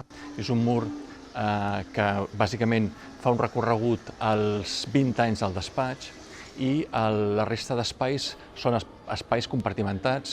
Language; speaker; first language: Catalan; native; Catalan